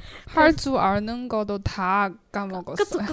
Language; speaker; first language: Korean; non-native, learner; Chinese